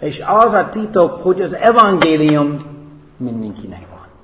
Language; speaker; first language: Hungarian; non-native, fluent; English